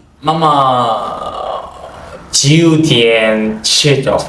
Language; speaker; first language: Chinese; non-native, learner; Korean